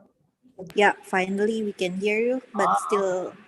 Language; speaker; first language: English; non-native, learner; Indonesian